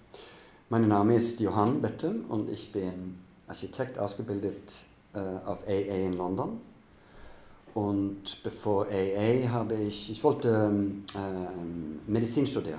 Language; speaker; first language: German; non-native, fluent; Norwegian